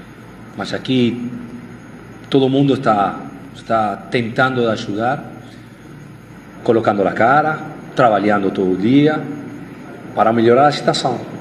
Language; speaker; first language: Portuguese; non-native, fluent; Spanish